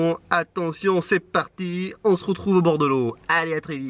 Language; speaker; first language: French; native; French